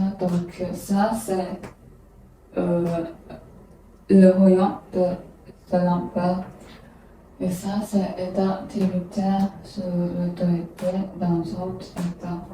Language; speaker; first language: French; non-native, learner; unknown